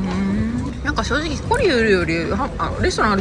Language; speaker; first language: Japanese; native; Japanese